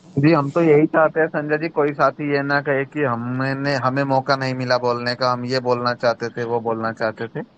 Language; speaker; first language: Hindi; native; Hindi